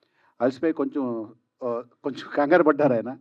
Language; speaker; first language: Telugu; native; Telugu